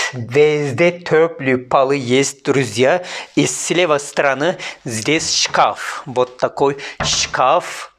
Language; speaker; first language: Russian; non-native, learner; Turkish